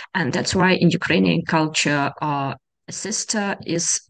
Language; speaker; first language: English; non-native, fluent; Ukrainian